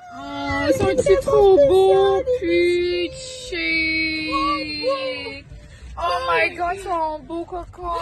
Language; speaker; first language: French; native; French